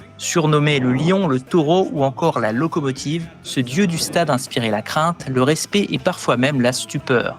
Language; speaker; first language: French; native; French